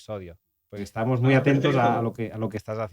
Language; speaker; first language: Spanish; native; Spanish